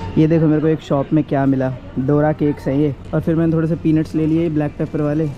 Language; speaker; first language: Hindi; native; Hindi